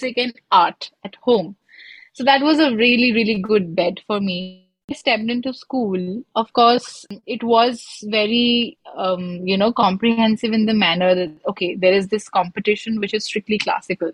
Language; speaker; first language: English; non-native, local second language; Hindi